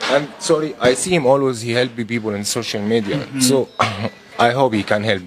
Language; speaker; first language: English; non-native, learner; Arabic